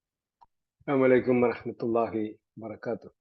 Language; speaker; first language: Arabic; non-native, fluent; Malayalam